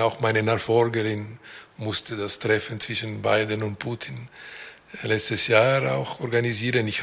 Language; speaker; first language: German; non-native, local second language; Italian